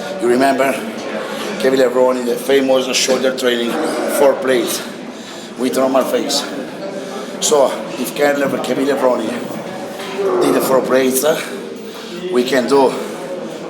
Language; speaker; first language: English; non-native, learner; Italian